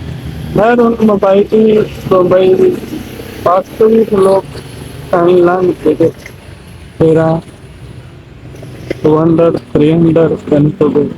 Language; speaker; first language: Filipino; non-native, learner; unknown